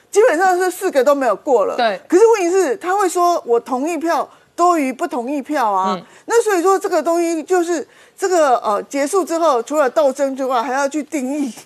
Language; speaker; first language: Chinese; native; Chinese